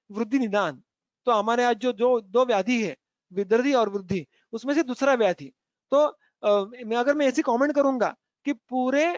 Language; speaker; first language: Hindi; non-native, local second language; Marathi